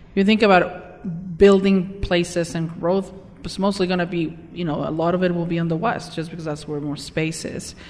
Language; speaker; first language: English; non-native, fluent; Spanish